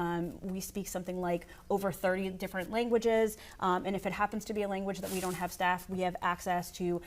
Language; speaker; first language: English; native; English